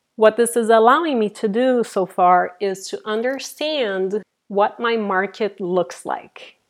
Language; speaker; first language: English; non-native, fluent; Portuguese